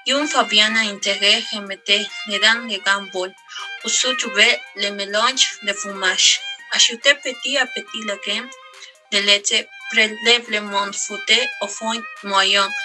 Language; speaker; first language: French; non-native, learner; Spanish